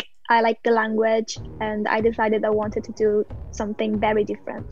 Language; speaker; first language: English; non-native, fluent; Italian